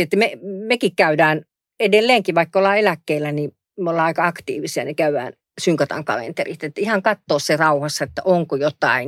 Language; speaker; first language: Finnish; native; Finnish